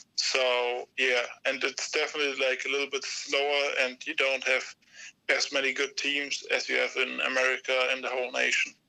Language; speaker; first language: English; non-native, fluent; German